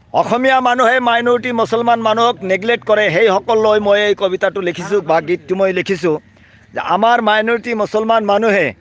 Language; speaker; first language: Assamese; non-native, local second language; Bangla